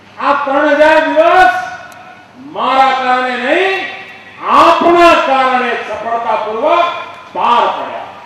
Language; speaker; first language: Gujarati; native; Gujarati